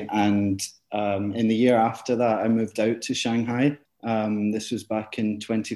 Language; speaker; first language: English; native; English